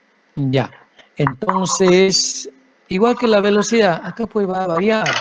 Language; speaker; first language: Spanish; native; Spanish